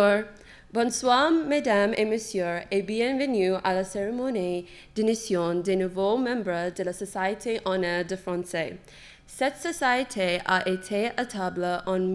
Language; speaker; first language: French; non-native, learner; English